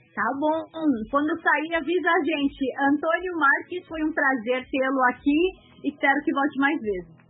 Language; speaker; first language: Portuguese; native; Portuguese